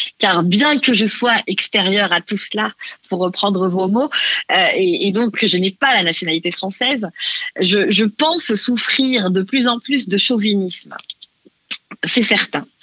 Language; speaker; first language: French; non-native, local second language; Arabic